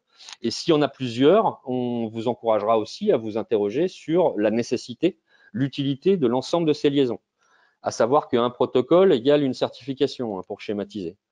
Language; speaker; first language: French; native; French